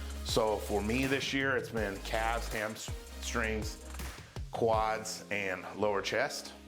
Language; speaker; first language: English; native; English